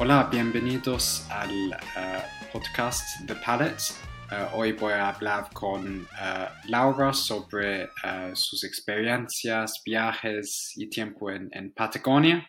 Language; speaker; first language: Spanish; non-native, fluent; English